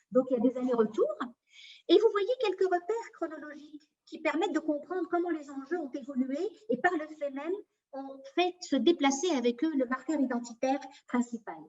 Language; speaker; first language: French; native; French